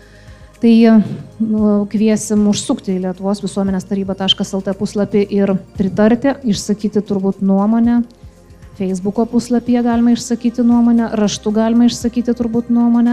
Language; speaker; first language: Lithuanian; native; Lithuanian